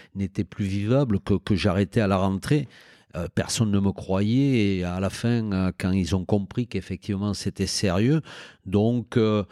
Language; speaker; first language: French; native; French